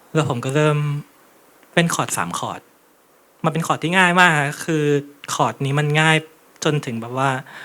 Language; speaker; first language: Thai; native; Thai